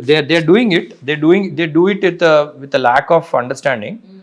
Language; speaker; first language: Telugu; native; Telugu